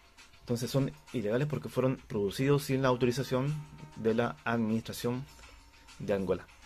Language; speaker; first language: Spanish; native; Spanish